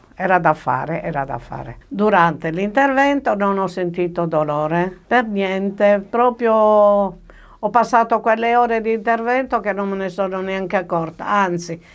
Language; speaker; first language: Italian; native; Italian